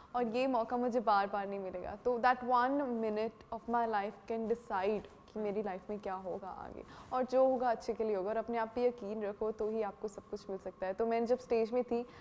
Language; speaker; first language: Hindi; non-native, local second language; Punjabi